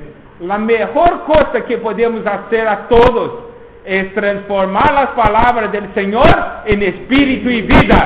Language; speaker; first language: Spanish; non-native, fluent; Portuguese